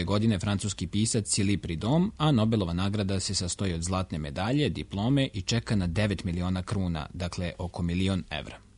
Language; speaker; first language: Serbian; native; Serbian